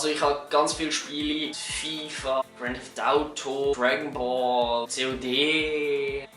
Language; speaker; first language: German; native; German